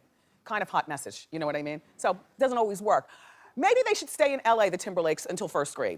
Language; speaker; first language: English; native; English